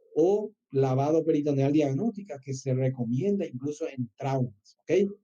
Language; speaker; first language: Spanish; native; Spanish